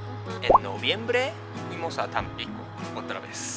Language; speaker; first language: Spanish; non-native, learner; Japanese